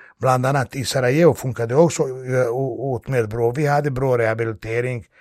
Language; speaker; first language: Swedish; non-native, fluent; Bosnian